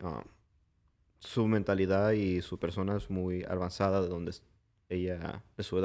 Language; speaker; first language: Spanish; early bilingual, heritage; English